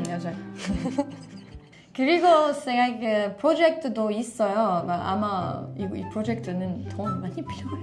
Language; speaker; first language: Korean; non-native, learner; French